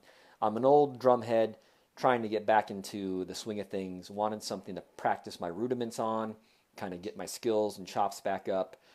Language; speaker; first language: English; native; English